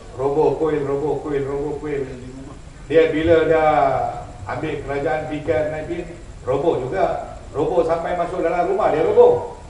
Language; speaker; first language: Malay; non-native, local second language; Tamil